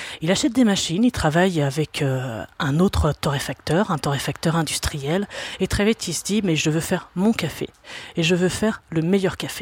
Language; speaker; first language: French; native; French